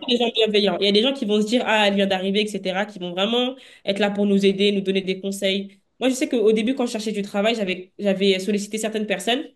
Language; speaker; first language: French; native; French